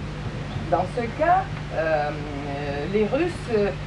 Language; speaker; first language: French; non-native, fluent; Russian